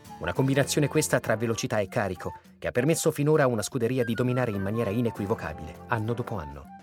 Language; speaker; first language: Italian; native; Italian